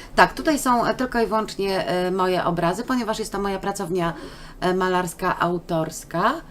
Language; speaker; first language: Polish; native; Polish